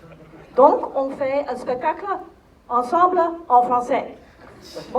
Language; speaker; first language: French; non-native, learner; English